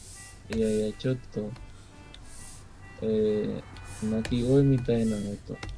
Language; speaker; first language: Japanese; non-native, learner; Spanish